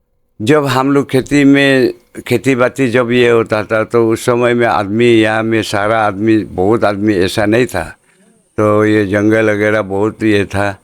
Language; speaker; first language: Hindi; non-native, local second language; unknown